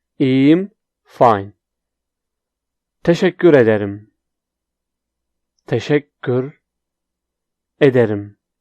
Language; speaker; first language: Turkish; non-native, fluent; Urdu